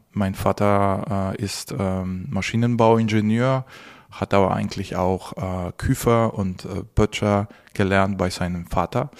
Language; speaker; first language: German; non-native, fluent; Spanish